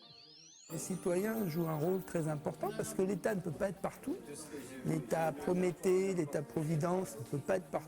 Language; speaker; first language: French; native; French